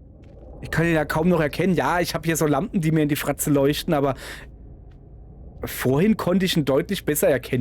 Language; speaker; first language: German; native; German